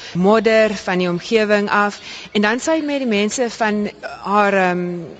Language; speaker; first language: Afrikaans; early bilingual, heritage; Afrikaans